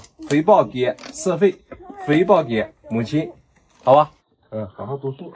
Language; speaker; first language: Chinese; native; Chinese